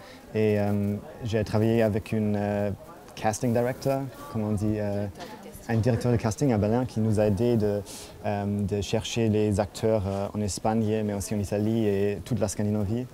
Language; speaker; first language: French; non-native, fluent; German